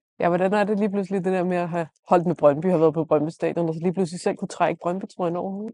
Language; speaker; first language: Danish; native; Danish